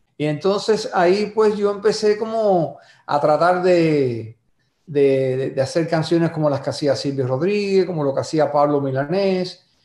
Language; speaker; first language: Spanish; native; Spanish